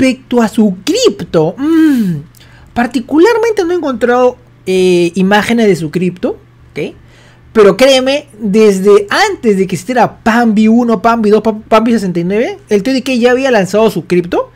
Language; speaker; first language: Spanish; native; Spanish